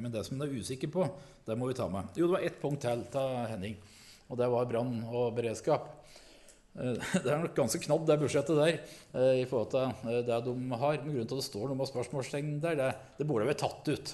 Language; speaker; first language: Norwegian; native; Norwegian